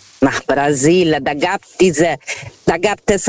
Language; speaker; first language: German; non-native, fluent; Portuguese